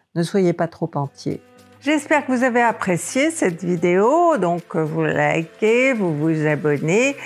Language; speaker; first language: French; native; French